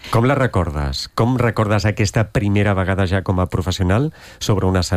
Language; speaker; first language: Catalan; native; Catalan